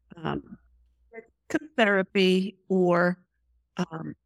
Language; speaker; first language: English; native; English